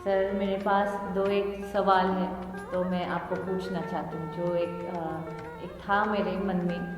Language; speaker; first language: Hindi; non-native, local second language; Assamese